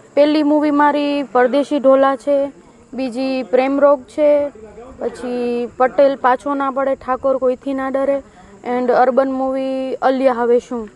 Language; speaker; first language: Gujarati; native; Gujarati